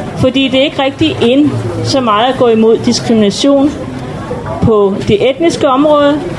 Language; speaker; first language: Danish; native; Danish